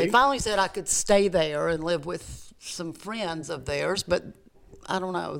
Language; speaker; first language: English; native; English